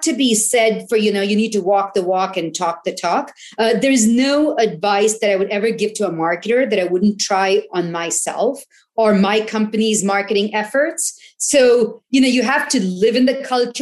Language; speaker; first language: English; non-native, local second language; Tamil